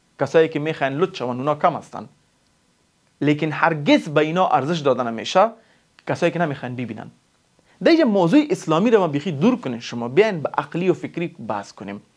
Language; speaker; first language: Persian; non-native, local second language; Pashto